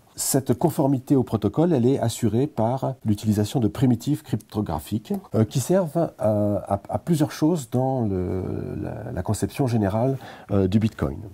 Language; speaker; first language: French; native; French